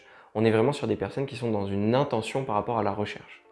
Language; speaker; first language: French; native; French